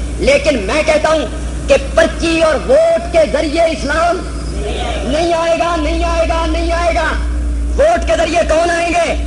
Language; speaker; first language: Urdu; non-native, local second language; Punjabi